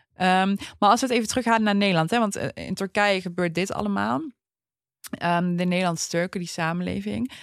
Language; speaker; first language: Dutch; early bilingual, other home language; Turkish